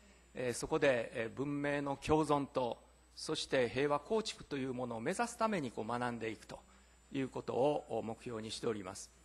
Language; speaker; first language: Japanese; native; Japanese